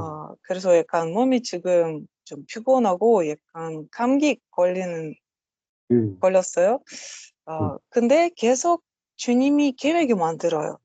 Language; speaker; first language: Korean; non-native, learner; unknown